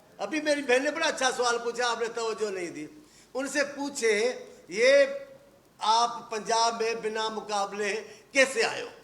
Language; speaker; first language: Urdu; non-native, local second language; Sindhi